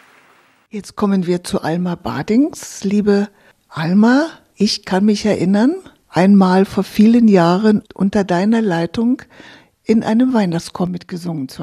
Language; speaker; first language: German; native; German